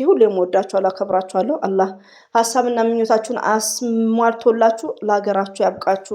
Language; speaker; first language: Amharic; native; Amharic